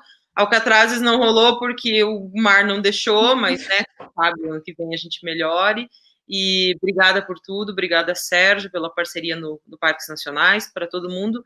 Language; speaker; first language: Portuguese; native; Portuguese